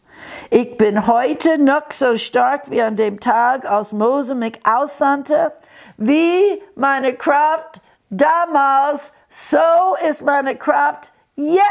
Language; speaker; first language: German; non-native, fluent; English